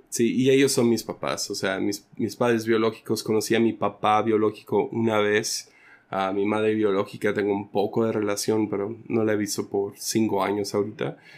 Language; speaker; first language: Spanish; early bilingual, other home language; English